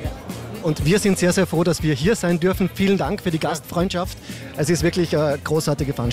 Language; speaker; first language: German; native; German